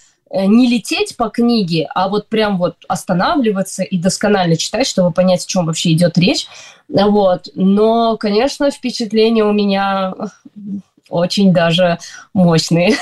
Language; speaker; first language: Russian; native; Russian